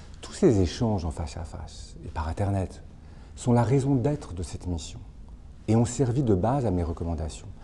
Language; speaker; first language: French; native; French